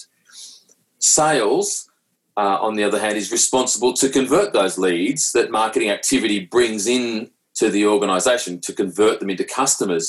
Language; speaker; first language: English; native; English